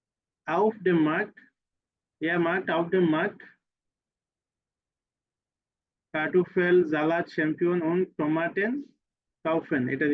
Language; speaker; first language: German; non-native, fluent; Bangla